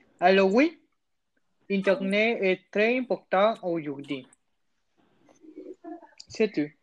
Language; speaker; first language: French; non-native, learner; Spanish